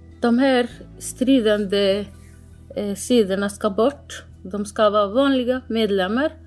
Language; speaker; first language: Norwegian; non-native, learner; Somali